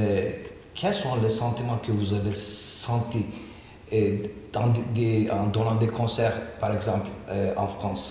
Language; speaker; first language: French; non-native, fluent; Turkish